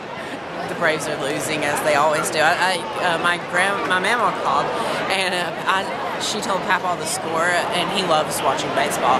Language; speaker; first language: English; native; English